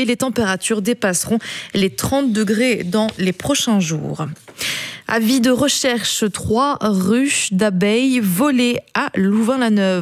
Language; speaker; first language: French; native; French